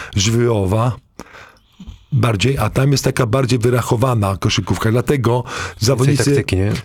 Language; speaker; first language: Polish; native; Polish